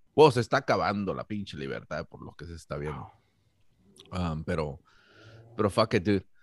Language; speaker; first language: Spanish; native; Spanish